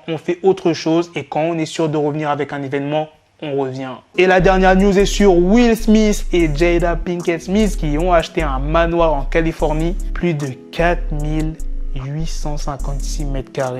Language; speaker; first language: French; native; French